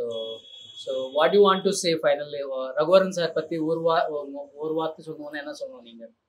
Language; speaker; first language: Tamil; non-native, fluent; Telugu